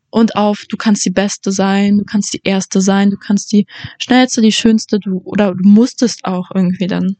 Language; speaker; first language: German; native; German